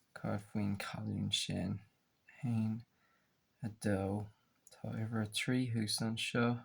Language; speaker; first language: Irish; native; Irish